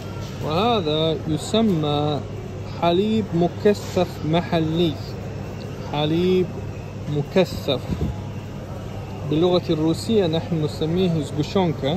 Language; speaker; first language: Arabic; non-native, fluent; Russian